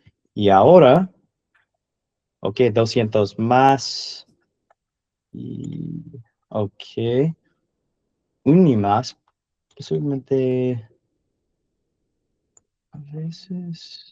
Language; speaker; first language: Spanish; non-native, learner; English